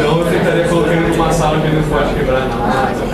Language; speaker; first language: Portuguese; native; Portuguese